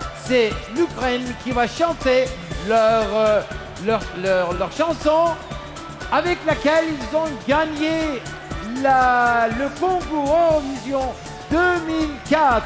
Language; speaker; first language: French; non-native, learner; Turkish